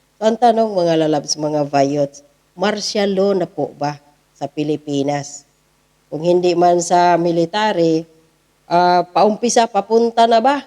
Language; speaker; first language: Filipino; non-native, local second language; Cebuano